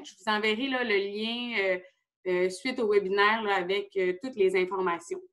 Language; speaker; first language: French; native; French